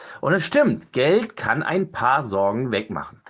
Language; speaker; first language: German; native; German